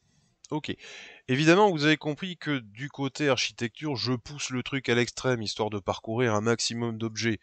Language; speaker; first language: French; native; French